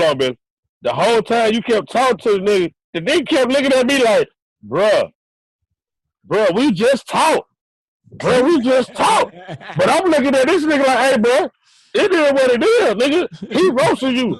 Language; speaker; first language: English; native; English